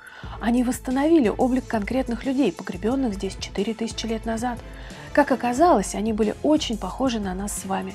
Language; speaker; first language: Russian; native; Russian